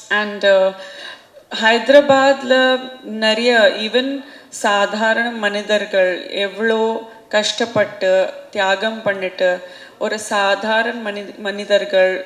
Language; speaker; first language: Tamil; non-native, local second language; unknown